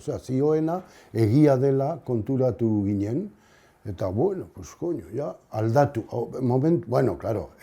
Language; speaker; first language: Basque; non-native, local second language; Spanish